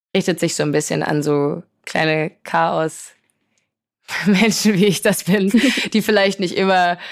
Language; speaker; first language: German; early bilingual, other home language; Polish